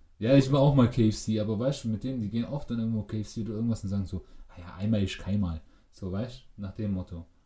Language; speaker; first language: German; native; German